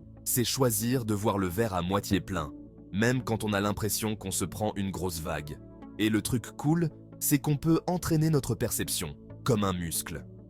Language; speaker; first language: French; native; French